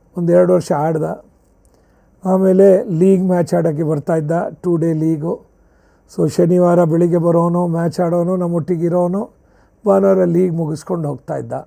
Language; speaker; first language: Kannada; native; Kannada